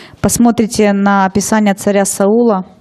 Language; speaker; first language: Russian; native; Russian